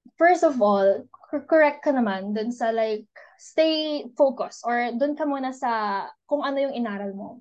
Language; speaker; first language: Filipino; native; Filipino